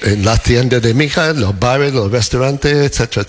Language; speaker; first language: Spanish; non-native, learner; English